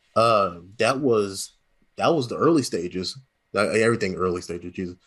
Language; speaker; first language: English; native; English